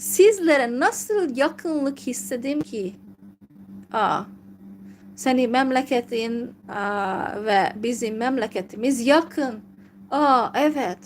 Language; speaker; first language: Turkish; non-native, fluent; Hungarian